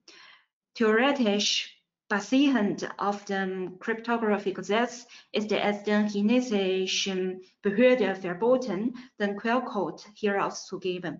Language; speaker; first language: German; non-native, fluent; Chinese